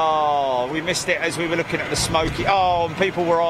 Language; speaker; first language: English; native; English